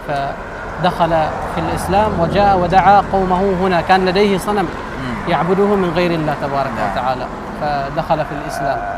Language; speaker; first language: Arabic; native; Arabic